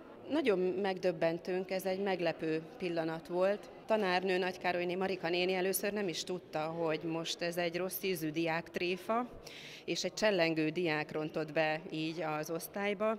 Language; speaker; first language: Hungarian; native; Hungarian